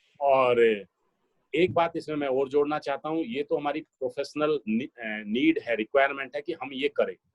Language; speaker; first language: Hindi; native; Hindi